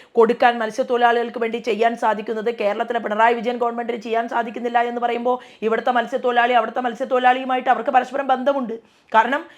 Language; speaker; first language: Malayalam; native; Malayalam